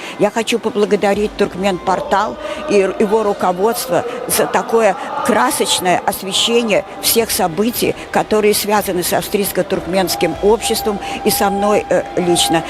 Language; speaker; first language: Russian; non-native, local second language; Turkmen